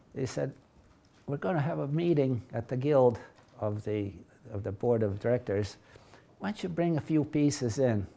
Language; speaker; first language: English; early bilingual, other home language; Latvian